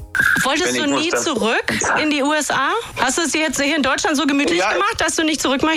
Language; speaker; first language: German; native; German